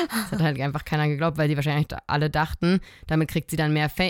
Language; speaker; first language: German; native; German